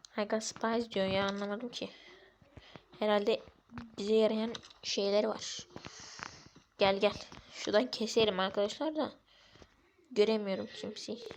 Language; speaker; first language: Turkish; native; Turkish